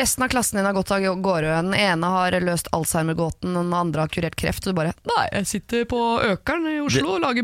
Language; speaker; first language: Norwegian; native; Norwegian